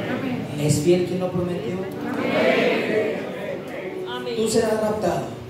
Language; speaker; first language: Spanish; native; Spanish